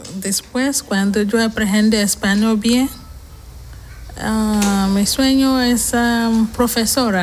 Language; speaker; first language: Spanish; non-native, learner; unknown